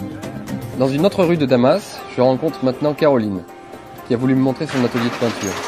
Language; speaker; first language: French; native; French